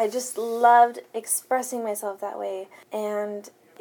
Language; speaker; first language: English; early bilingual, other home language; Spanish